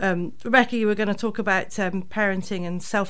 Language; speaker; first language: English; native; English